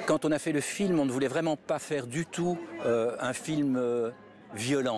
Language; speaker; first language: French; native; French